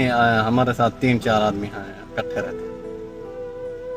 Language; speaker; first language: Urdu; non-native, local second language; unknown